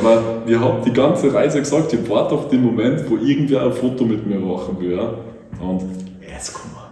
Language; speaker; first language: German; native; German